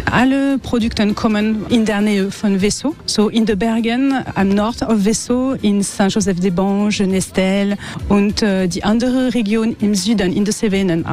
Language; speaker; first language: German; non-native, learner; French